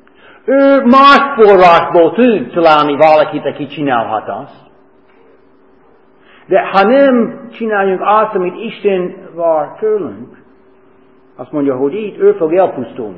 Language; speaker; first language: Hungarian; non-native, fluent; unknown